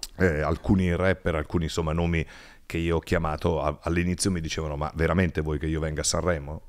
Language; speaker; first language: Italian; native; Italian